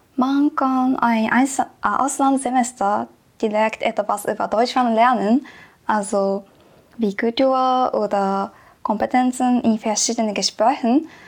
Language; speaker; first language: German; non-native, learner; Japanese